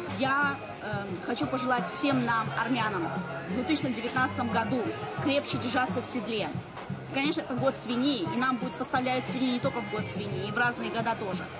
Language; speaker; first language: Russian; native; Russian